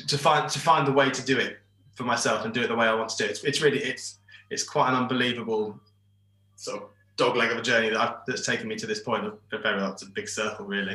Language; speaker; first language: English; native; English